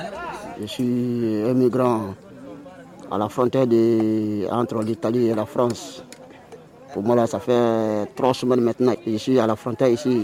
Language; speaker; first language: French; non-native, learner; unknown